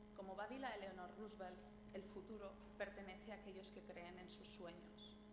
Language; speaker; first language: Spanish; native; Spanish